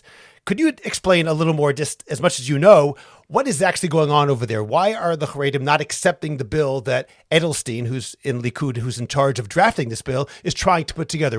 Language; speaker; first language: English; native; English